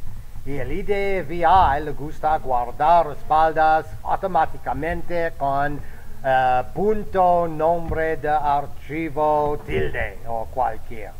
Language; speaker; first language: Spanish; non-native, fluent; English